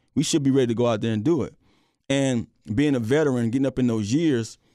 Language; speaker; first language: English; native; English